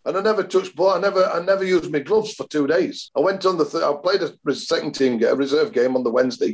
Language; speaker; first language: English; native; English